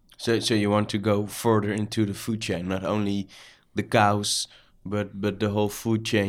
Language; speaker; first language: English; non-native, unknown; Dutch